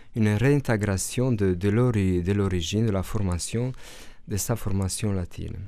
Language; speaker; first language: French; non-native, fluent; Romanian